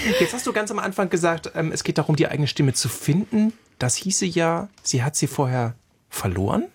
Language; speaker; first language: German; native; German